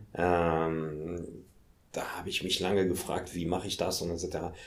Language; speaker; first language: German; non-native, fluent; French